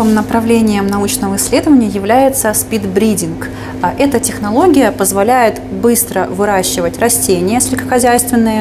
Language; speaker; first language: Russian; native; Russian